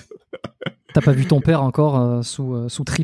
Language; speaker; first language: French; native; French